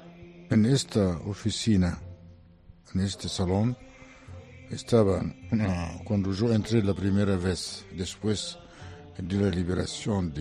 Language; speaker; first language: Spanish; non-native, fluent; Arabic